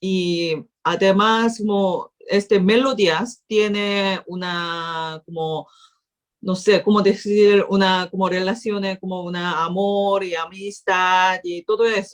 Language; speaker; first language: Spanish; non-native, learner; Korean